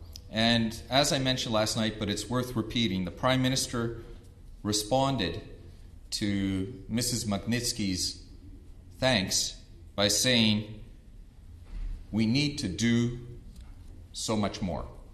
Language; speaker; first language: English; early bilingual, other home language; Ukrainian